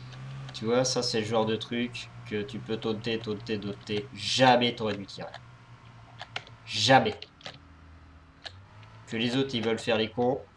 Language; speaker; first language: French; native; French